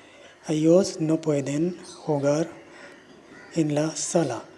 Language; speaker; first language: Spanish; non-native, learner; Urdu